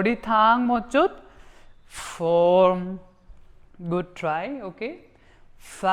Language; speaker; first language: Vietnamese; non-native, learner; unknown